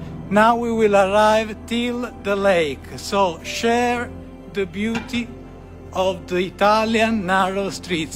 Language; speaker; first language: English; non-native, fluent; Italian